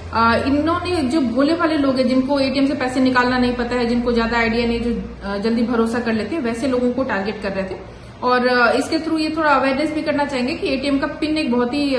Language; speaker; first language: Hindi; non-native, local second language; Gujarati